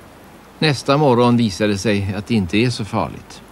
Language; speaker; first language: Swedish; native; Swedish